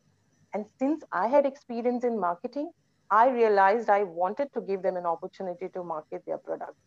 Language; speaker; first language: English; non-native, local second language; Konkani